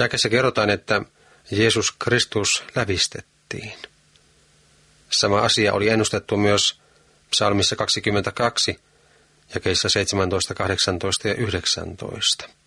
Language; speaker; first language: Finnish; native; Finnish